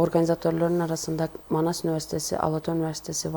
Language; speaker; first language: Turkish; non-native, local second language; Kyrgyz